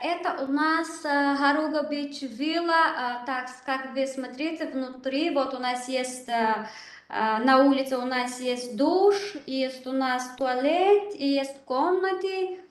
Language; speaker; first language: Russian; non-native, learner; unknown